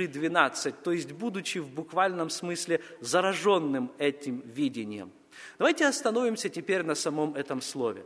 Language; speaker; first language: Russian; native; Russian